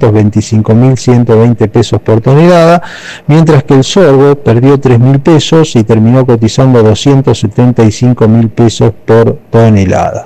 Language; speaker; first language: Spanish; native; Spanish